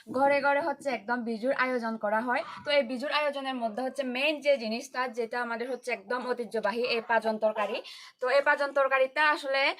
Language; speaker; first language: Bangla; non-native, local second language; Chakma